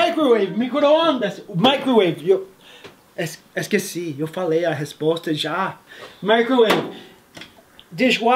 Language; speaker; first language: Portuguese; non-native, fluent; English